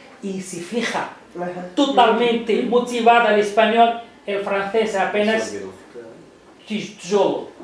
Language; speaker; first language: Spanish; non-native, fluent; Arabic